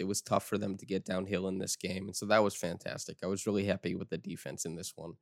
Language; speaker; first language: English; native; English